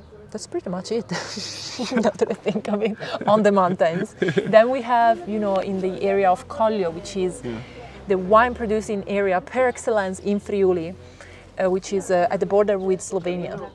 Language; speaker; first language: English; non-native, fluent; Italian